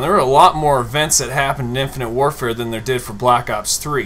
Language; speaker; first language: English; native; English